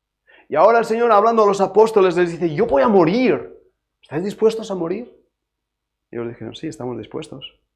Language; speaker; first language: Spanish; native; Spanish